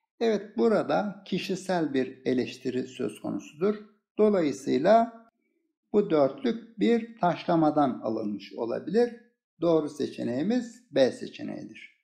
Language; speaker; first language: Turkish; native; Turkish